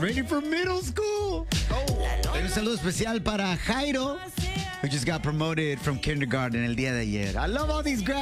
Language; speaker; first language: English; early bilingual, other home language; Spanish